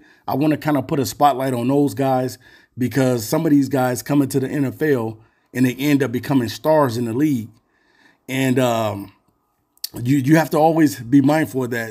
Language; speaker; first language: English; native; English